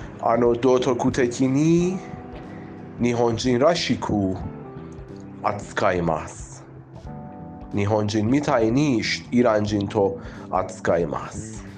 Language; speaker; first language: Japanese; non-native, fluent; Persian